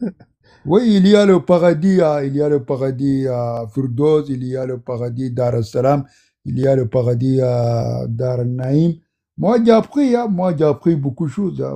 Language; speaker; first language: French; non-native, learner; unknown